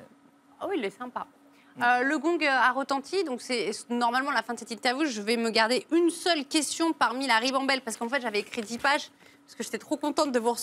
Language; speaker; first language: French; native; French